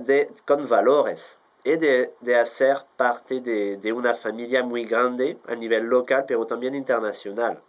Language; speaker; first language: Spanish; non-native, fluent; French